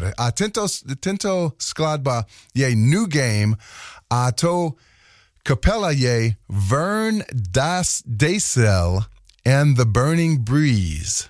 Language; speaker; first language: Czech; non-native, learner; English